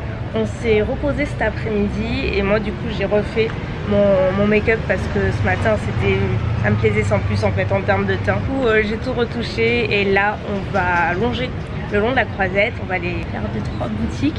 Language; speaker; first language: French; native; French